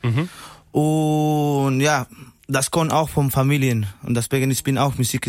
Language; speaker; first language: German; non-native, learner; Spanish